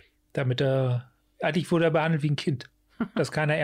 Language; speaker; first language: German; native; German